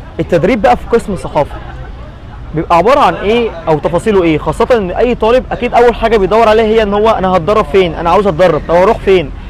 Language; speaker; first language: Egyptian Arabic; native; Egyptian Arabic